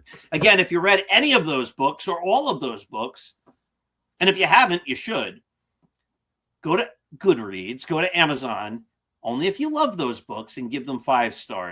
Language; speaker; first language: English; native; English